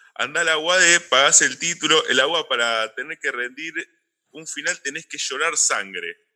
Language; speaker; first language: Spanish; native; Spanish